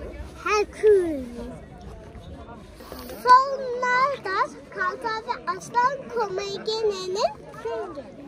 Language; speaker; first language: Turkish; non-native, learner; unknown